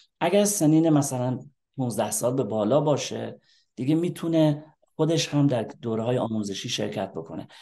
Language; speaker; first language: Persian; native; Persian